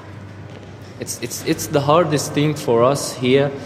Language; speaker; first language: English; non-native, fluent; Arabic